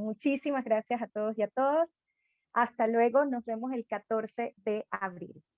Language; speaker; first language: Spanish; native; Spanish